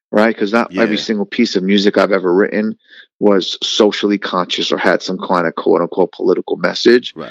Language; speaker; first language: English; native; English